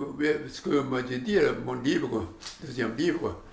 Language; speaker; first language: French; non-native, learner; Japanese